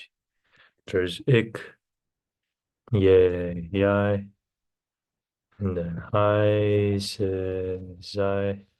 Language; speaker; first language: Dutch; non-native, learner; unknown